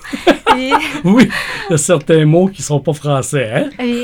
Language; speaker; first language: French; native; French